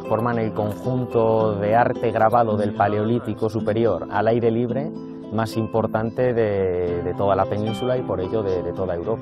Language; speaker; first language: Spanish; native; Spanish